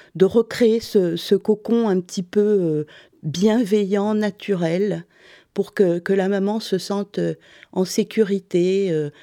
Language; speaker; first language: French; native; French